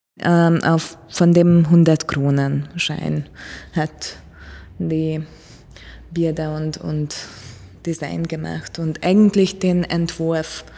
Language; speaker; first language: German; non-native, fluent; Hungarian